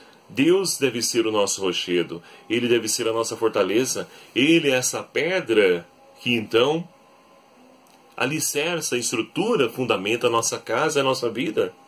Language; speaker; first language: Portuguese; native; Portuguese